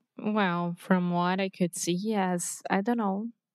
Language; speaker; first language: English; non-native, fluent; Portuguese